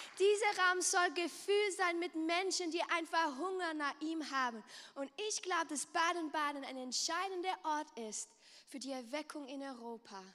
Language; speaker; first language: German; non-native, local second language; French